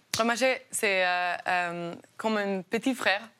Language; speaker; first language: French; non-native, learner; Norwegian